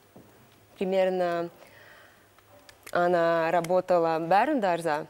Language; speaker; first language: Russian; non-native, local second language; Latvian